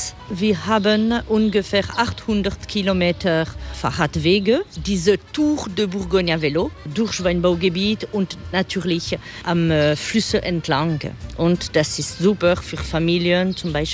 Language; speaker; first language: German; non-native, learner; French